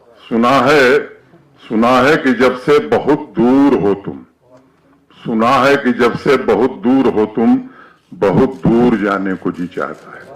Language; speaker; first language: Hindi; native; Hindi